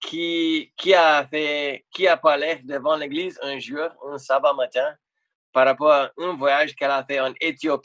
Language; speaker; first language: French; non-native, fluent; English